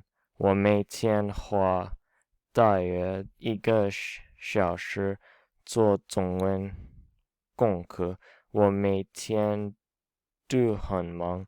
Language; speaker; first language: Chinese; non-native, learner; English